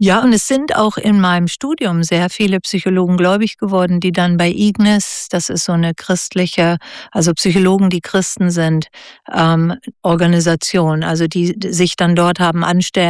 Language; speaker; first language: German; native; German